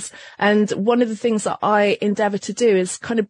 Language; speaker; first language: English; native; English